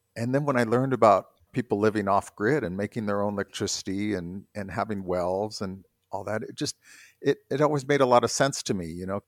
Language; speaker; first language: English; native; English